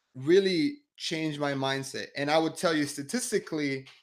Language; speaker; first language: English; early bilingual, other home language; Spanish